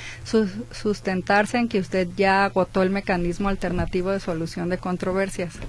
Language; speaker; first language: Spanish; native; Spanish